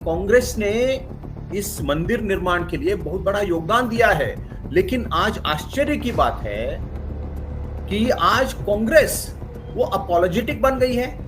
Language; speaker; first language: Hindi; non-native, local second language; Kannada